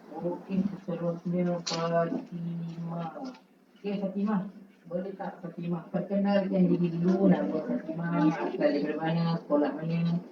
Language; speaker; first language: Malay; native; Malay